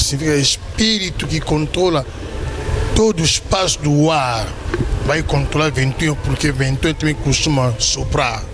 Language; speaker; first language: Portuguese; non-native, learner; Lingala